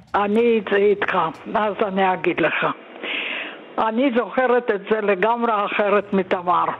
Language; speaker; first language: Hebrew; non-native, fluent; Polish